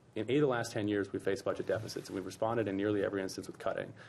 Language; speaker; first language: English; native; English